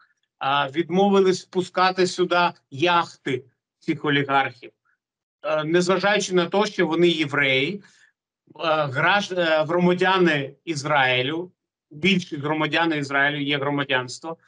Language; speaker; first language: Ukrainian; non-native, local second language; Russian